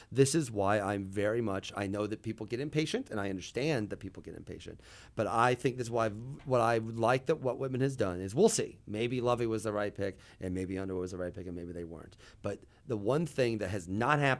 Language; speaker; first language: English; native; English